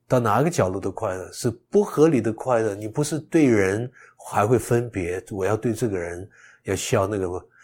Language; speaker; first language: Chinese; early bilingual, heritage; Chinese